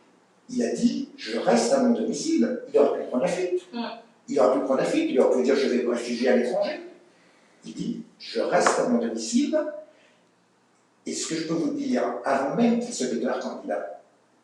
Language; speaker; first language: French; native; French